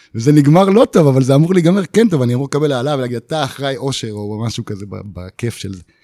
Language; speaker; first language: Hebrew; native; Hebrew